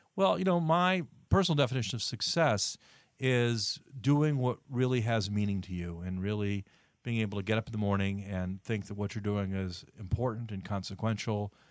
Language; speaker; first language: English; native; English